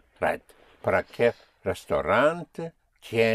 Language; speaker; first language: Spanish; non-native, fluent; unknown